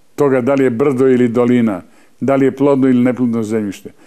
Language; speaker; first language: Serbian; native; Serbian